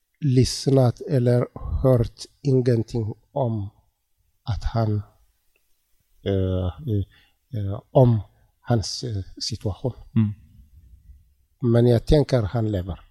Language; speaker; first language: Swedish; non-native, learner; Tigrinya